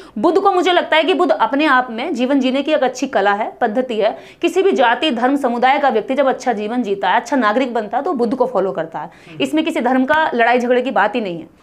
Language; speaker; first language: Hindi; native; Hindi